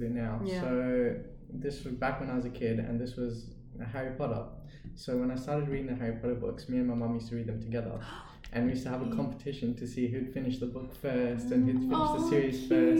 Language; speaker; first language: English; native; English